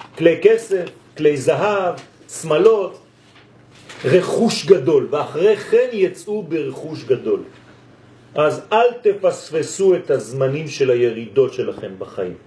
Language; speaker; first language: Hebrew; non-native, fluent; French